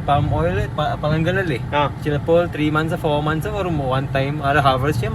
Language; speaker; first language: Malayalam; non-native, learner; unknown